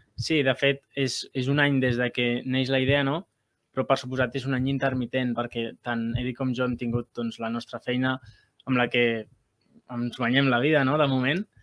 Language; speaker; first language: Catalan; native; Catalan